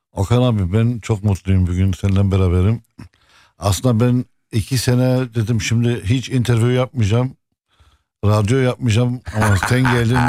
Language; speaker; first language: Turkish; non-native, local second language; Arabic